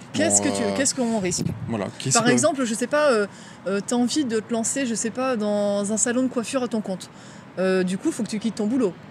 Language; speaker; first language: French; native; French